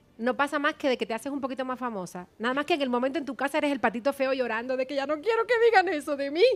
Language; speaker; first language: Spanish; native; Spanish